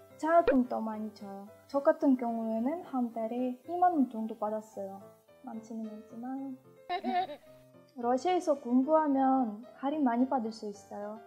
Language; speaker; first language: Korean; non-native, fluent; Russian